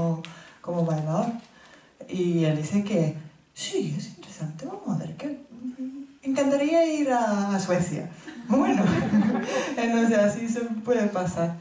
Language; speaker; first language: Spanish; non-native, fluent; Finnish